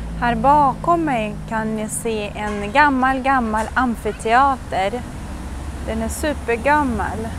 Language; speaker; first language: Swedish; non-native, fluent; Russian